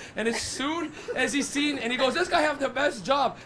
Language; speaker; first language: English; native; English